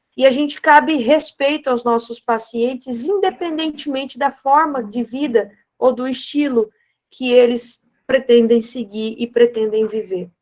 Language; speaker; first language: Portuguese; non-native, fluent; Spanish